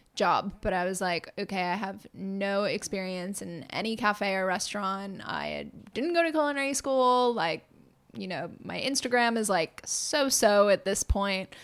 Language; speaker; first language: English; native; English